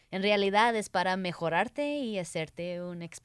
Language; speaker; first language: Spanish; early bilingual, heritage; English